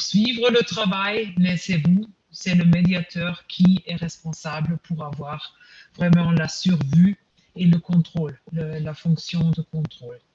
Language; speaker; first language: French; non-native, fluent; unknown